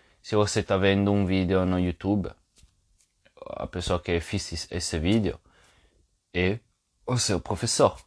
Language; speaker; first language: Portuguese; non-native, fluent; Italian